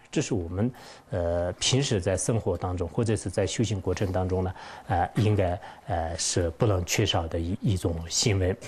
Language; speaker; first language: Chinese; non-native, local second language; Tibetan